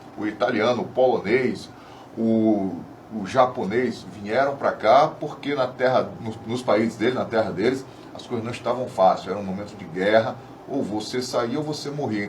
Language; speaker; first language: Portuguese; native; Portuguese